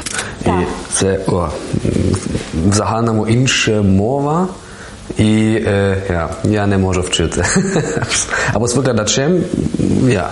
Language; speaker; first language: Ukrainian; non-native, learner; German